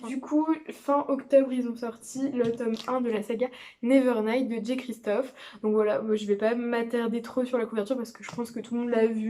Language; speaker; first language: French; native; French